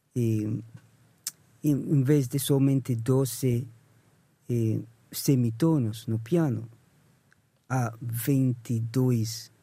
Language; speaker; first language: Portuguese; non-native, learner; English